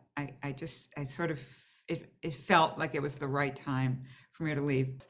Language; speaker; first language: English; native; English